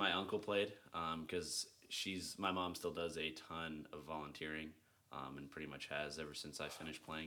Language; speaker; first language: English; native; English